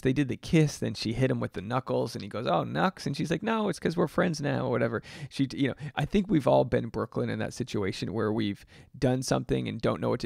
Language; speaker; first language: English; native; English